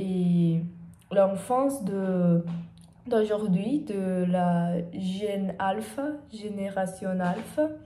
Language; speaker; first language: French; non-native, learner; Portuguese